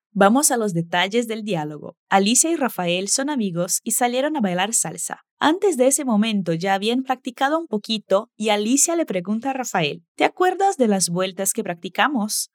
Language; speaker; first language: Spanish; non-native, fluent; Portuguese